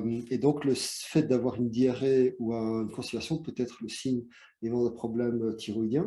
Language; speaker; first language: French; native; French